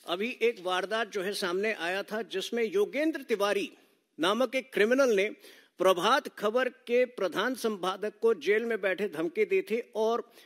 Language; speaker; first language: Hindi; native; Hindi